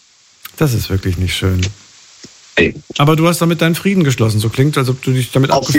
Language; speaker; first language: German; native; German